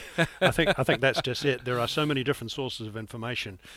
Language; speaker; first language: English; native; English